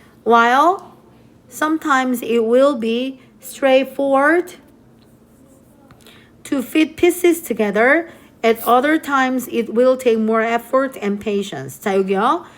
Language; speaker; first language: English; non-native, fluent; Korean